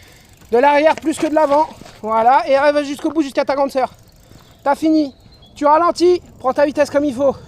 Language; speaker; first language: French; native; French